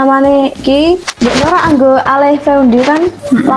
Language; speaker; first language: Indonesian; non-native, local second language; Javanese